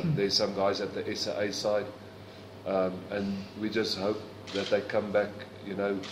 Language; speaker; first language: English; non-native, local second language; Afrikaans